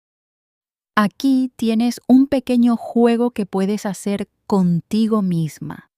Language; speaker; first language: Spanish; non-native, fluent; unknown